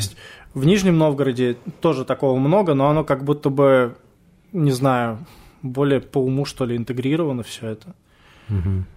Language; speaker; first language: Russian; native; Russian